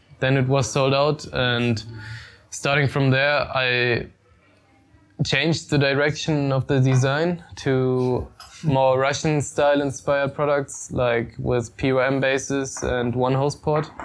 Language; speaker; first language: English; non-native, fluent; German